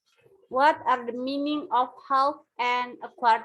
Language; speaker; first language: English; non-native, learner; Indonesian